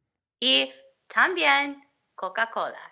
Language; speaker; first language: Spanish; non-native, learner; English